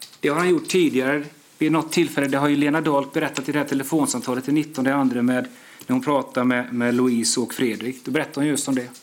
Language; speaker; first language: Swedish; native; Swedish